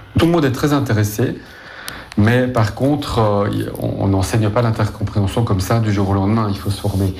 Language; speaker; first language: French; native; French